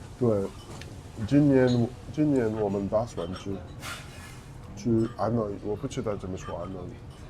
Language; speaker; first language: Chinese; non-native, learner; French